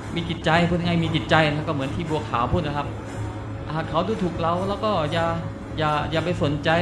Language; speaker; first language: Thai; non-native, local second language; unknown